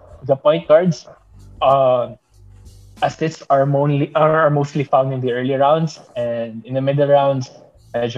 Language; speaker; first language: English; non-native, local second language; Bikol